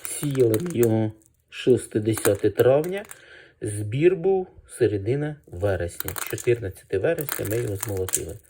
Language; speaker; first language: Ukrainian; native; Ukrainian